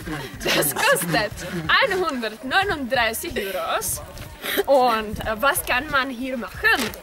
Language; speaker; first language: German; non-native, learner; Czech